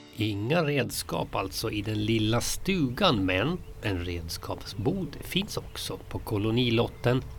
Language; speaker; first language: Swedish; native; Swedish